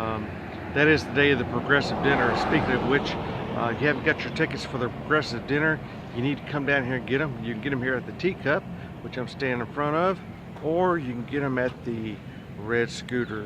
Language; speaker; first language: English; native; English